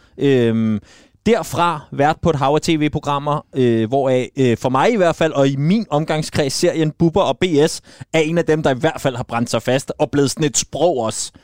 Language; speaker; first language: Danish; native; Danish